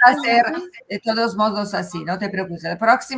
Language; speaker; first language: Spanish; non-native, fluent; Italian